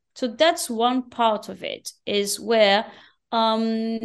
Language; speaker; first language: English; non-native, fluent; Portuguese